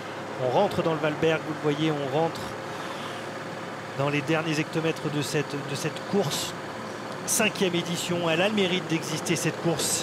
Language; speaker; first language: French; native; French